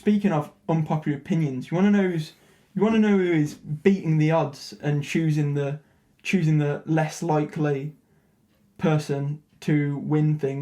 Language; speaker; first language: English; native; English